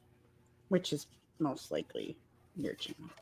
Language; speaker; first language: English; native; English